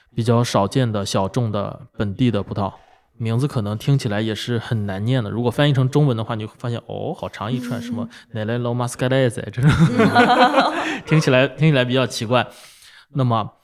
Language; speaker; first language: Chinese; native; Chinese